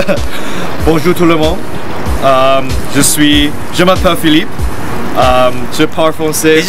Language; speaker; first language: French; non-native, learner; English